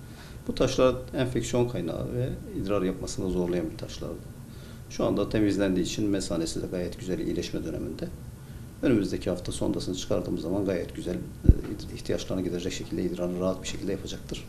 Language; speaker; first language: Turkish; native; Turkish